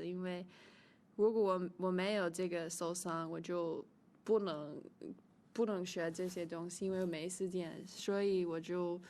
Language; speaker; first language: Chinese; early bilingual, heritage; English